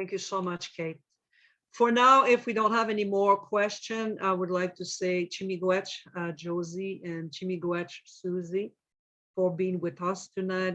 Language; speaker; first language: English; non-native, fluent; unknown